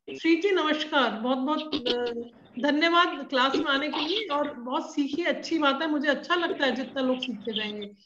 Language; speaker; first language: Hindi; native; Hindi